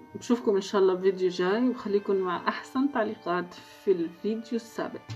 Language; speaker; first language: Arabic; native; Arabic